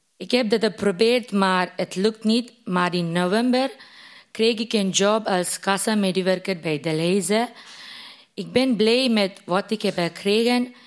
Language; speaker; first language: Dutch; non-native, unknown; Tamil